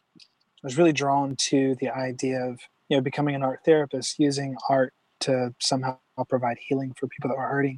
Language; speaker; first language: English; native; English